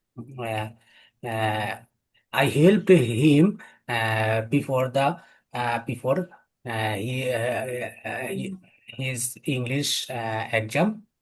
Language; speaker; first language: English; non-native, learner; Bangla